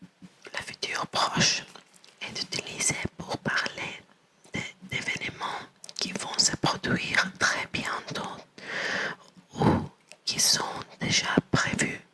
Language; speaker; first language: French; non-native, learner; English